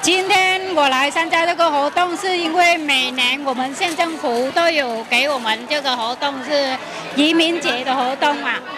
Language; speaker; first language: Chinese; non-native, fluent; Vietnamese